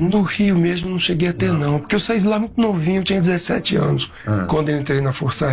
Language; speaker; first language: Portuguese; native; Portuguese